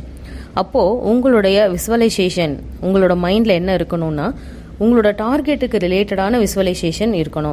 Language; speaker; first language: Tamil; native; Tamil